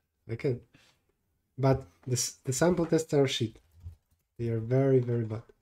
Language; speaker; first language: English; non-native, fluent; Polish